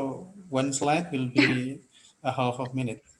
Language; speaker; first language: English; non-native, fluent; Indonesian